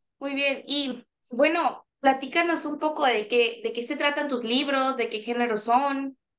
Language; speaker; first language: Spanish; native; Spanish